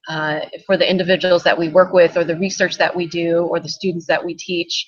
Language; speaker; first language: English; native; English